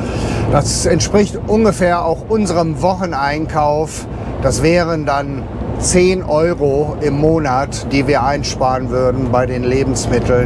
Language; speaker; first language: German; native; German